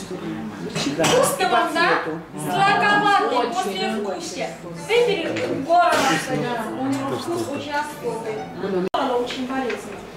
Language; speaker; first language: Russian; non-native, learner; Chinese